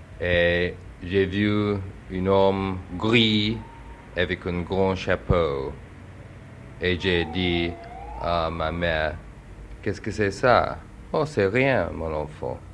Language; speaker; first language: French; non-native, learner; English